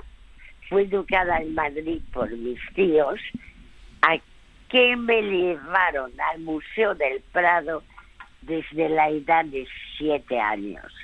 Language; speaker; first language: Spanish; early bilingual, other home language; French